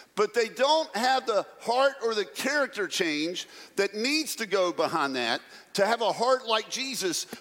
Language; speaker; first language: English; native; English